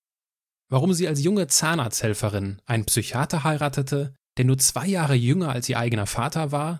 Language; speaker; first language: German; native; German